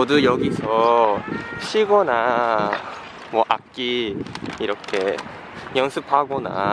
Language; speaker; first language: Korean; non-native, fluent; Japanese